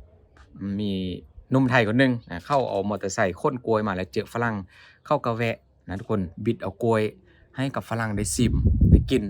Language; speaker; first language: Thai; non-native, local second language; Northeastern Thai